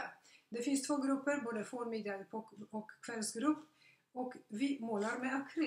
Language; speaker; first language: Swedish; non-native, fluent; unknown